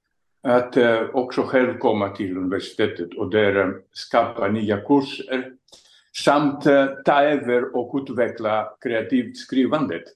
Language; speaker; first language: Swedish; non-native, fluent; Greek